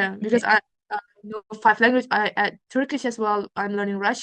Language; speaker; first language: English; non-native, fluent; Uzbek